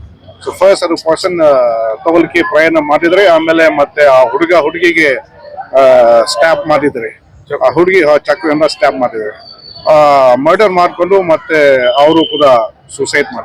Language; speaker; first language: Kannada; non-native, fluent; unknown